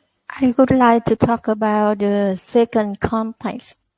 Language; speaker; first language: English; non-native, learner; Vietnamese